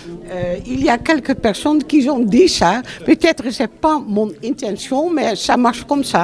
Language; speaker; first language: French; non-native, fluent; Dutch